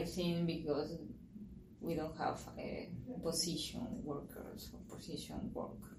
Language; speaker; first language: English; non-native, learner; Spanish